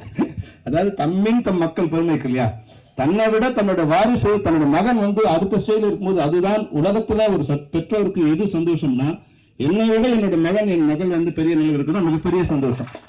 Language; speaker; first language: Tamil; native; Tamil